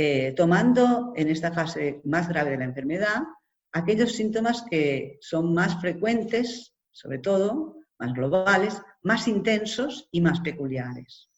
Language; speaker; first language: Spanish; native; Spanish